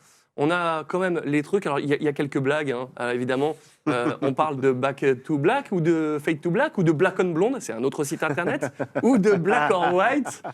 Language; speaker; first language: French; native; French